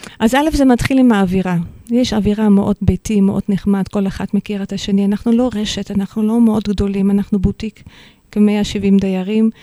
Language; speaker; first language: Hebrew; non-native, fluent; Dutch